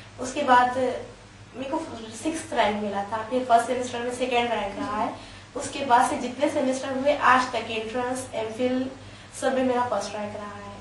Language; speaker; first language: Urdu; native; Urdu